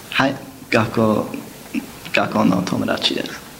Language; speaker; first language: Japanese; non-native, learner; English